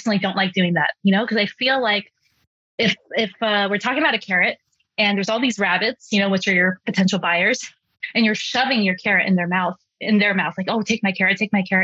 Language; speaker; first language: English; early bilingual, other home language; Chinese